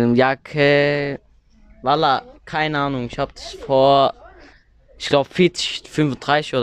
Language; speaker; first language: German; early bilingual, other home language; Turkish